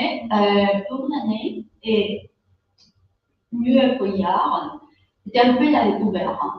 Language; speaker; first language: French; non-native, fluent; Spanish